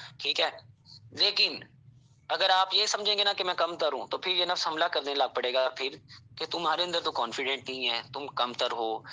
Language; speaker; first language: Urdu; non-native, local second language; Punjabi